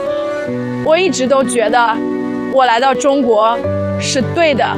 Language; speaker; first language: Chinese; non-native, fluent; Russian